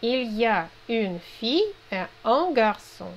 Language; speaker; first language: French; non-native, fluent; Russian